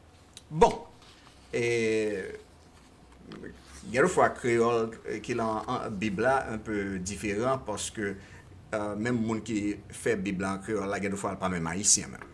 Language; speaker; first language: French; non-native, local second language; Haitian Creole